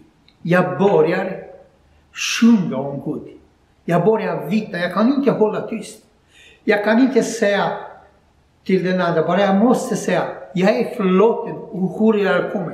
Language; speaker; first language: Swedish; non-native, fluent; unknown